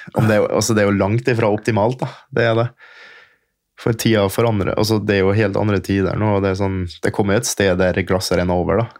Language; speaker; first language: Norwegian; early bilingual, other home language; German